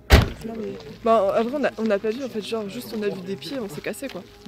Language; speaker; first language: French; native; French